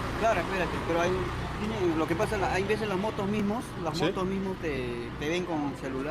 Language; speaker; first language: Spanish; native; Spanish